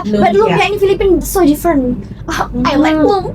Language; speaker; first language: English; non-native, learner; Indonesian